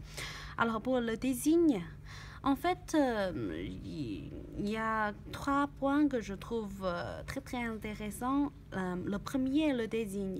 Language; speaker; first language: French; non-native, learner; Chinese